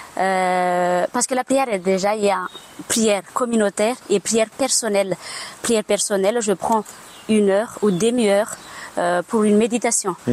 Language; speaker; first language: French; non-native, local second language; Malagasy